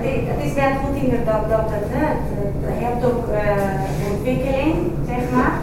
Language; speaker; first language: Dutch; non-native, fluent; Kurdish